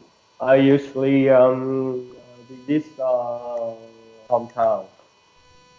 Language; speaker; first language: English; non-native, learner; Vietnamese